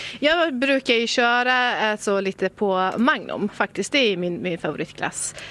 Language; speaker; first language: Swedish; early bilingual, other home language; Persian